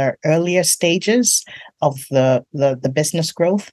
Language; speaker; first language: English; non-native, local second language; Yoruba